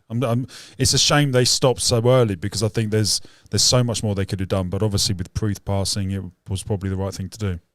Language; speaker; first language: English; native; English